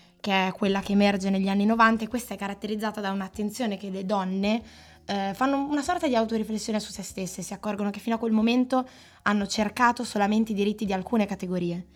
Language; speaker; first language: Italian; native; Italian